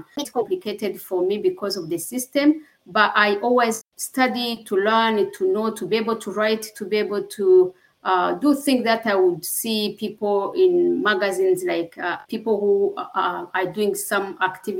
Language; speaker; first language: English; non-native, local second language; Kinyarwanda